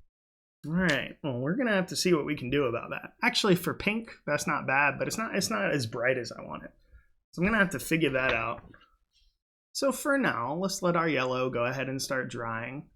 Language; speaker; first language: English; native; English